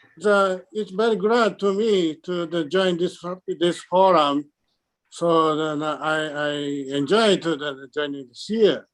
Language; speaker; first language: English; non-native, learner; Japanese